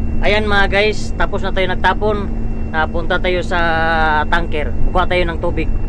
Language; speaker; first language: Filipino; non-native, local second language; Cebuano